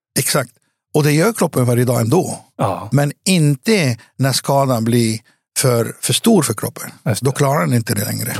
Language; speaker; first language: Swedish; early bilingual, other home language; Arabic